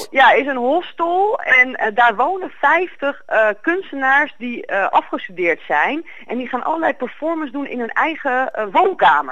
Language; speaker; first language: Dutch; native; Dutch